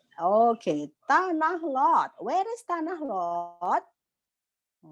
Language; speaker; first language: English; non-native, local second language; Indonesian